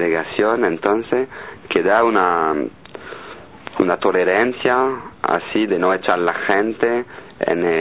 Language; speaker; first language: Spanish; non-native, fluent; French